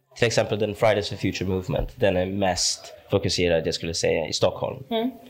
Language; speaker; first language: Swedish; non-native, fluent; English